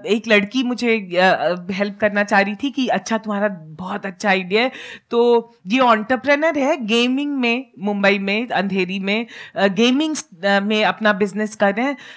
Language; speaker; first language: Hindi; native; Hindi